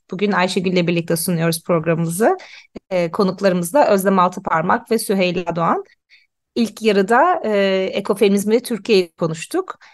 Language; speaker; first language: Turkish; native; Turkish